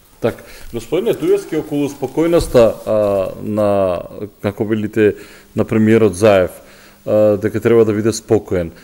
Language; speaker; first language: Macedonian; native; Macedonian